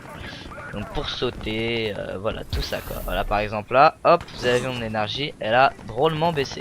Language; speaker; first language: French; native; French